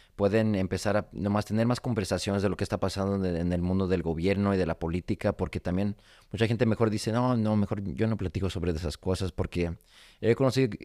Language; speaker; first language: Spanish; early bilingual, heritage; Spanish